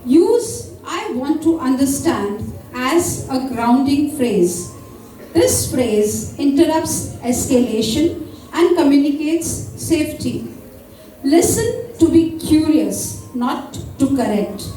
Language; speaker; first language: English; non-native, local second language; Marathi